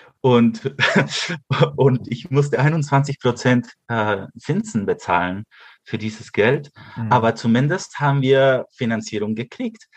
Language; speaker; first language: German; early bilingual, heritage; Spanish